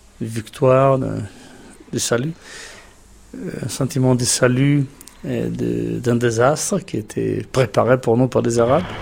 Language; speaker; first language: French; non-native, fluent; Hebrew